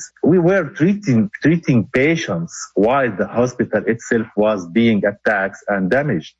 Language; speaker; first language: English; non-native, local second language; Arabic